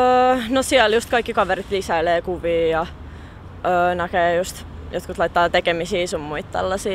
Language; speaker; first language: Finnish; native; Finnish